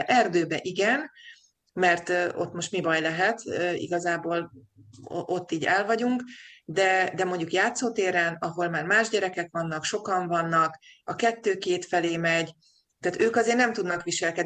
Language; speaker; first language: Hungarian; native; Hungarian